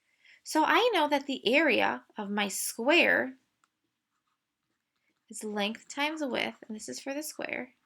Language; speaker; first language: English; native; English